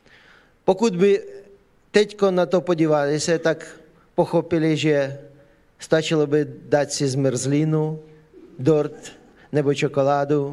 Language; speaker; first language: Czech; non-native, fluent; Ukrainian